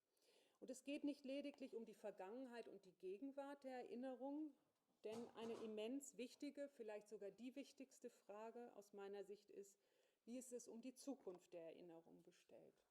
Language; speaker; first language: German; native; German